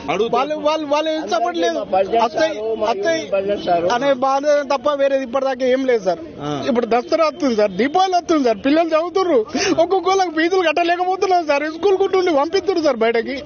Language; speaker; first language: Telugu; native; Telugu